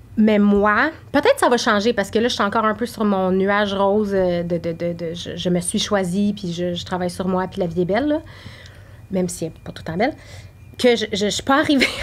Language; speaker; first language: French; native; French